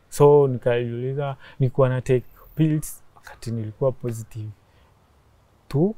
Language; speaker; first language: English; non-native, local second language; Meru